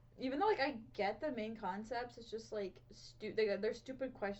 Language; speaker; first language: English; native; English